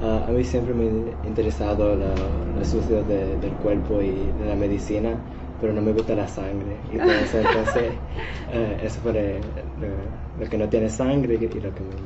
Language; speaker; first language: Spanish; early bilingual, heritage; Spanish